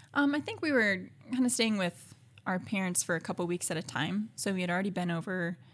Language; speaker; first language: English; native; English